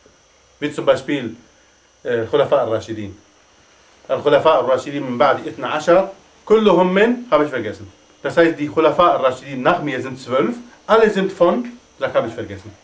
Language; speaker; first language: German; non-native, fluent; Arabic